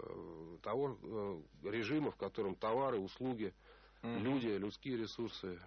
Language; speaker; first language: Russian; native; Russian